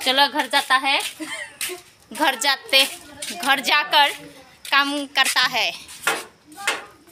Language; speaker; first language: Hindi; non-native, local second language; Bangla